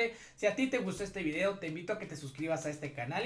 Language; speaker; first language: Spanish; native; Spanish